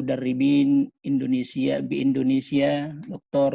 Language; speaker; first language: Arabic; non-native, fluent; Indonesian